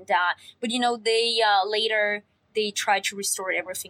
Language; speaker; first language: English; non-native, fluent; Russian